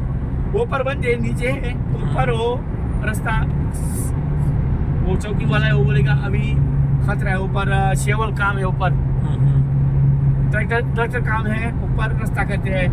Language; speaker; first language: Hindi; non-native, learner; Baluchi